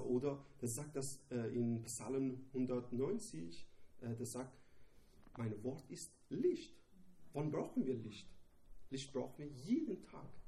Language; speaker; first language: German; non-native, learner; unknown